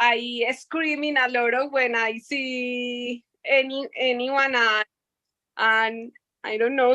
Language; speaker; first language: English; non-native, learner; Spanish